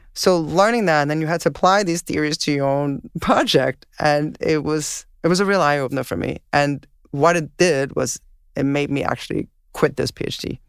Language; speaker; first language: English; non-native, fluent; Danish